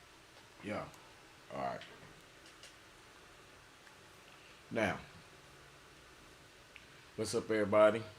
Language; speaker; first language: English; native; English